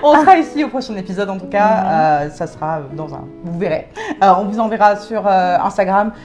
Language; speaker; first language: French; native; French